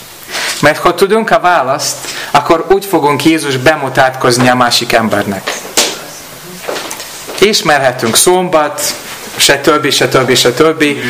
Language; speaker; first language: Hungarian; non-native, learner; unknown